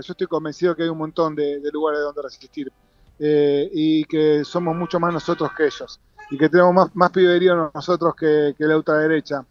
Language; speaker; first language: Spanish; native; Spanish